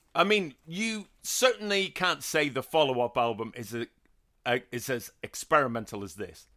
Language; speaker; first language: English; native; English